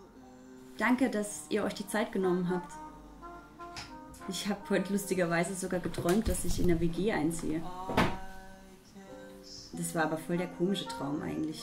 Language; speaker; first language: German; native; German